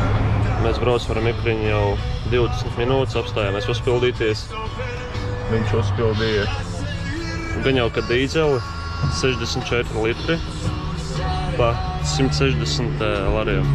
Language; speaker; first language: Latvian; native; Latvian